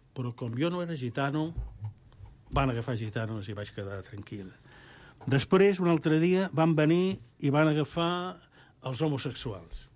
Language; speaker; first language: Catalan; native; Catalan